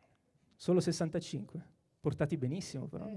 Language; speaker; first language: Italian; native; Italian